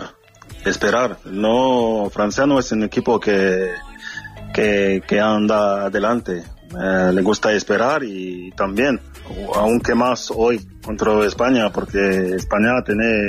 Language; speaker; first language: Spanish; non-native, learner; French